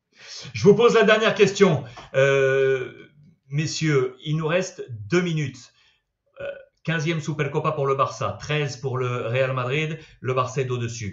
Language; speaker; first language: French; native; French